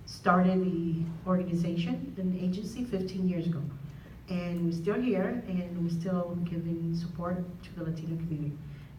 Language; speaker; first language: English; non-native, fluent; Spanish